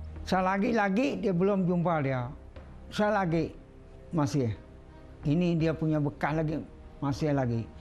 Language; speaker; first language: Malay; non-native, local second language; Iban